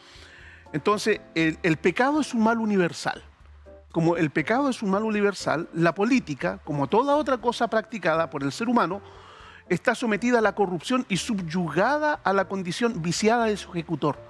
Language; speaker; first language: Spanish; native; Spanish